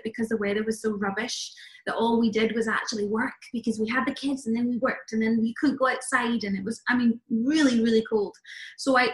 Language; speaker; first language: English; native; English